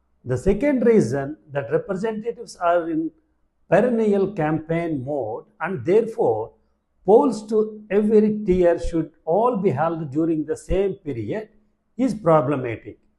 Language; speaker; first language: English; non-native, local second language; Telugu